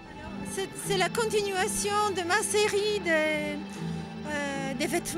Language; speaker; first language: French; non-native, fluent; Polish